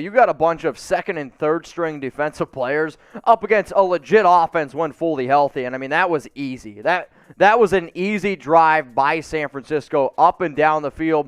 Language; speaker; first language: English; native; English